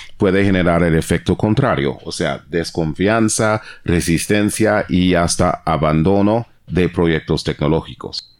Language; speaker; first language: Spanish; non-native, fluent; English